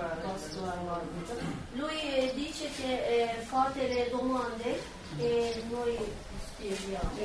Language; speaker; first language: Italian; non-native, learner; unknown